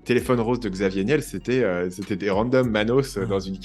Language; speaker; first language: French; native; French